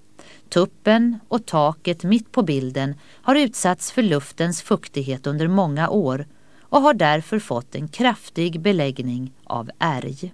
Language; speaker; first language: Swedish; native; Swedish